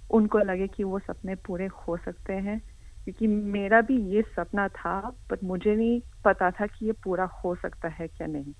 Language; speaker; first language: Hindi; early bilingual, heritage; Hindi